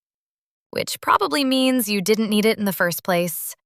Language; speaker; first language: English; native; English